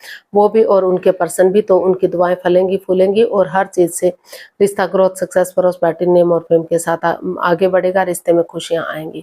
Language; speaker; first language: Hindi; native; Hindi